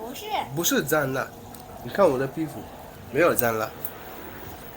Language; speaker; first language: Chinese; non-native, learner; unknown